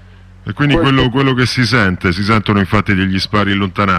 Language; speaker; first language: Italian; native; Italian